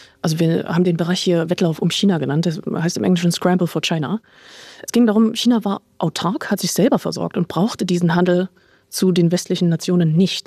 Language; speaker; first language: German; native; German